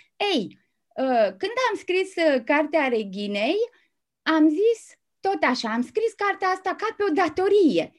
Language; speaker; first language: Romanian; native; Romanian